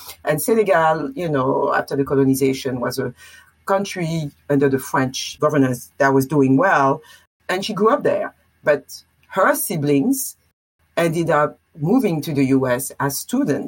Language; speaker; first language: English; non-native, fluent; French